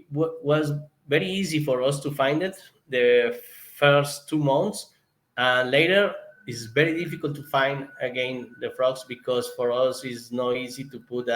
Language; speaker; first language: English; non-native, learner; Spanish